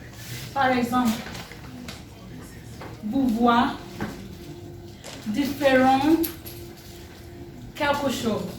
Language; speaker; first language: French; non-native, learner; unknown